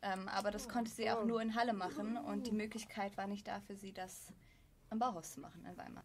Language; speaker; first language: German; native; German